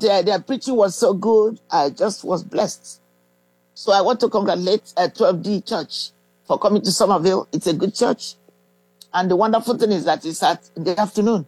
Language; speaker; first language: English; native; English